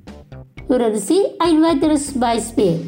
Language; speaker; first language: German; non-native, fluent; Indonesian